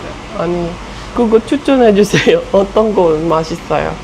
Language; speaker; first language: Korean; non-native, learner; Filipino